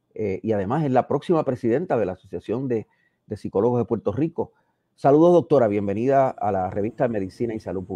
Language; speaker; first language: Spanish; native; Spanish